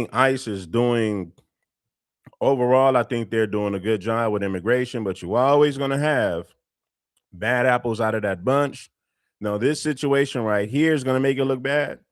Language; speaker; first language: English; native; English